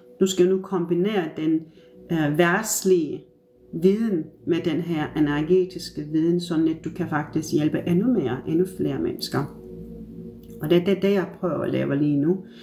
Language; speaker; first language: Danish; non-native, fluent; Turkish